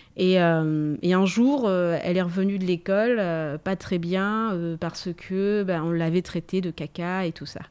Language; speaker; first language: French; early bilingual, other home language; Malagasy